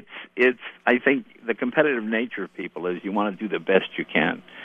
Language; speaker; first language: English; native; English